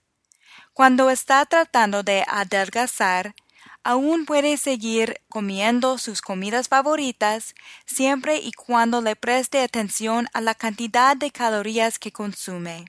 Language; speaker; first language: Spanish; non-native, fluent; English